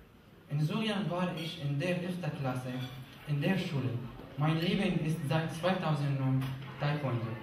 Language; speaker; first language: German; non-native, learner; Arabic